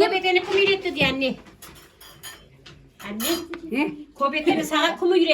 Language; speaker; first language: Turkish; native; Turkish